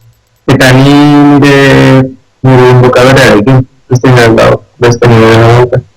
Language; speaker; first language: Basque; non-native, local second language; Spanish